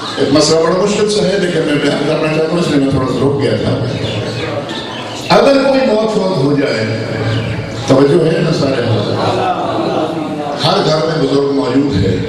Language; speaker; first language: Urdu; non-native, local second language; Punjabi